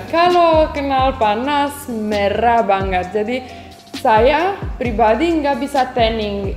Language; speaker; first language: Indonesian; non-native, fluent; Romanian